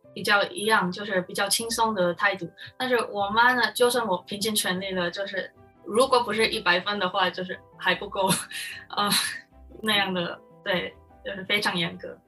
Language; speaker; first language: Chinese; non-native, fluent; Min Nan Chinese